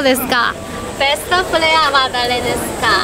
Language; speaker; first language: Japanese; non-native, learner; Chinese